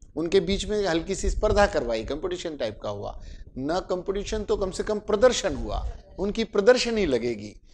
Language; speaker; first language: Hindi; native; Hindi